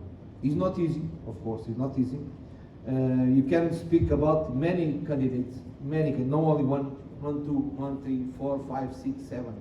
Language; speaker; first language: English; non-native, learner; Portuguese